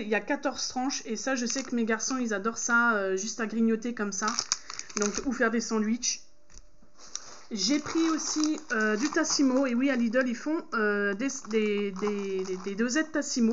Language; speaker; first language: French; native; French